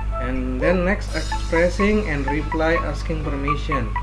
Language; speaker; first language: English; non-native, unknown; Indonesian